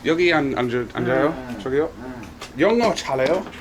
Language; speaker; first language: Korean; non-native, learner; English